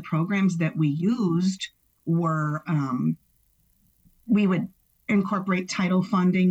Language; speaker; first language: English; native; English